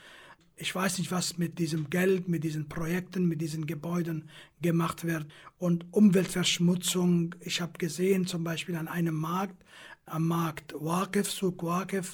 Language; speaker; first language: German; non-native, fluent; Kurdish